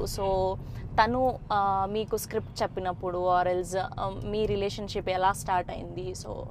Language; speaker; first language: Telugu; native; Telugu